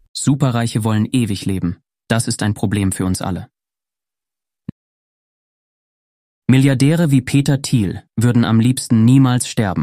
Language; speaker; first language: German; native; German